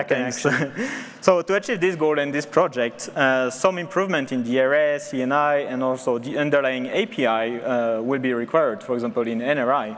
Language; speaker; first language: English; non-native, fluent; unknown